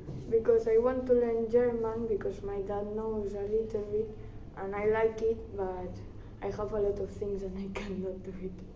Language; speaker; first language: English; non-native, learner; Catalan